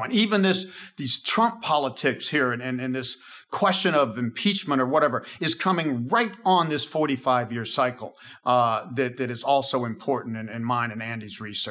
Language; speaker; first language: English; native; English